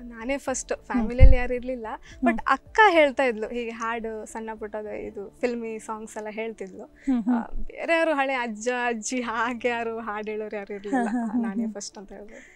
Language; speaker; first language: Kannada; native; Kannada